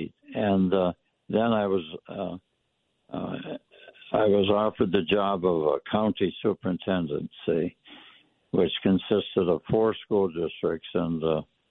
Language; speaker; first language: English; native; English